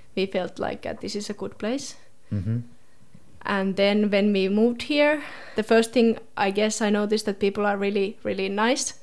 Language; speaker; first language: English; non-native, fluent; Finnish